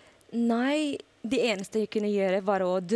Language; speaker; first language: Norwegian; non-native, fluent; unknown